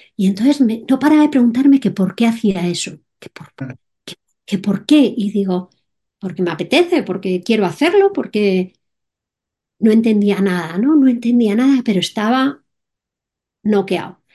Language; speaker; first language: Spanish; native; Spanish